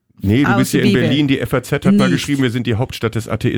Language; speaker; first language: German; native; German